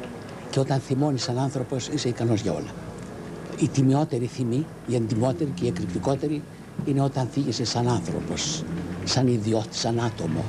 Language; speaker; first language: Greek; native; Greek